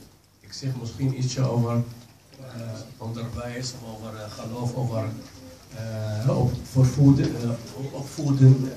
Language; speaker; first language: Dutch; non-native, fluent; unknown